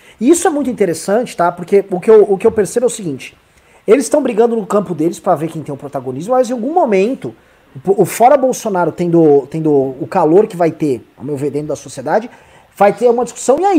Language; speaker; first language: Portuguese; native; Portuguese